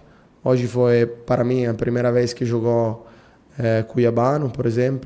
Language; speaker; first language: Portuguese; non-native, fluent; Italian